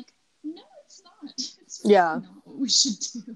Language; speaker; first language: English; native; English